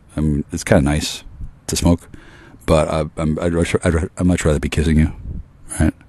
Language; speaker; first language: English; native; English